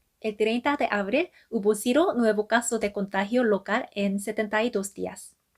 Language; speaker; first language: Spanish; non-native, fluent; Korean